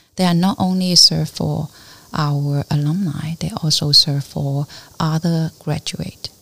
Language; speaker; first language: English; non-native, learner; Chinese